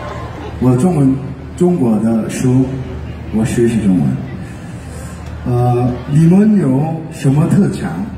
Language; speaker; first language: Chinese; non-native, learner; Korean